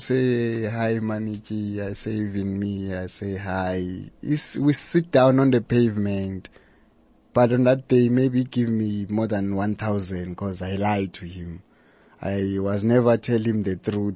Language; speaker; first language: English; non-native, local second language; Xhosa